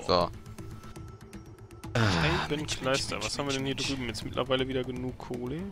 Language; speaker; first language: German; native; German